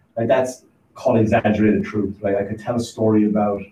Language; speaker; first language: English; native; English